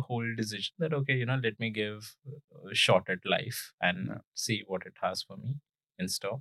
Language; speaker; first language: English; non-native, local second language; Punjabi